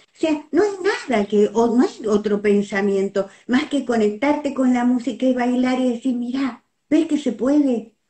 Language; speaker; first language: Spanish; native; Spanish